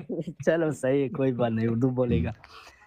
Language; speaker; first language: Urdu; non-native, local second language; Persian